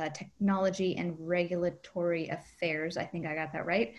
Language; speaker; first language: English; native; English